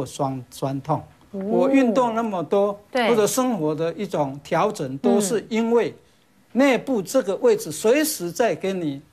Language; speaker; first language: Chinese; native; Chinese